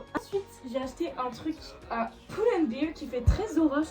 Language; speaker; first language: French; native; French